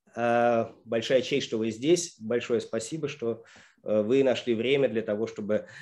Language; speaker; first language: Russian; native; Russian